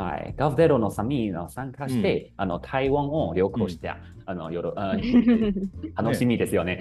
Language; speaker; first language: Japanese; non-native, learner; Chinese